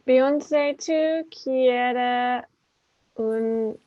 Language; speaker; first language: Spanish; non-native, learner; English